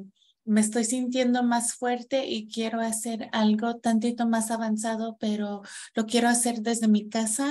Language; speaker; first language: Spanish; non-native, fluent; English